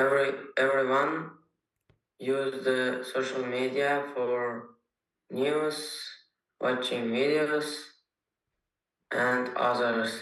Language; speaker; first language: English; non-native, learner; Uzbek